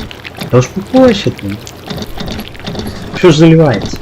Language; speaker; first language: Russian; native; Russian